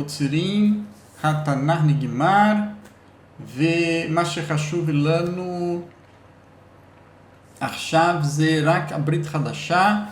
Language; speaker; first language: Hebrew; non-native, learner; Portuguese